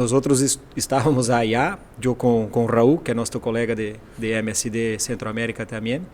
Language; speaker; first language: Spanish; non-native, fluent; Portuguese